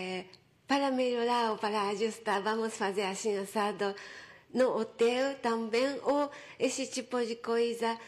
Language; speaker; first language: Portuguese; non-native, fluent; Japanese